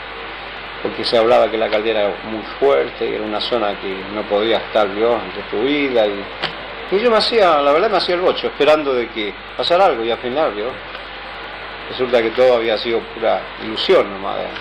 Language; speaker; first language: Spanish; native; Spanish